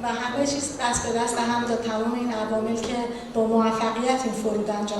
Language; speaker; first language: Persian; native; Persian